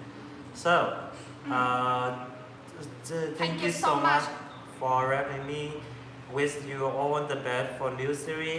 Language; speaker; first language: English; non-native, learner; Vietnamese